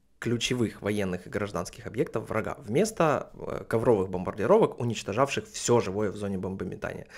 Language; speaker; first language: Russian; native; Russian